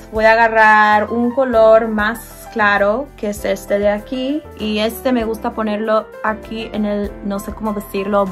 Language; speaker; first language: Spanish; early bilingual, heritage; Spanish